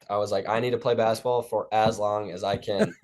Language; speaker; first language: English; native; English